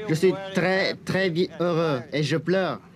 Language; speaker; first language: French; non-native, fluent; Vietnamese